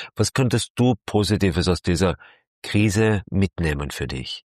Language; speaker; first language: German; native; German